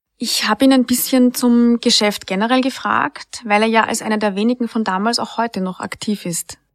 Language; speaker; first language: German; native; German